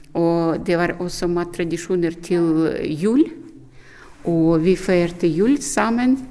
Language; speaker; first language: Norwegian; non-native, learner; Ukrainian